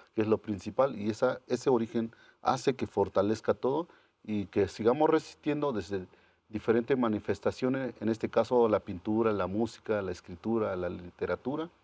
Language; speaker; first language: Spanish; non-native, local second language; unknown